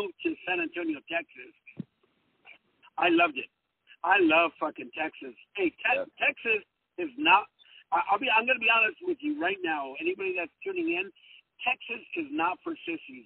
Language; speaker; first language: English; early bilingual, other home language; Spanish